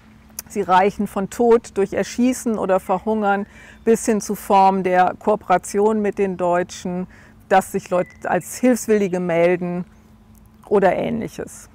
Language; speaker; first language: German; native; German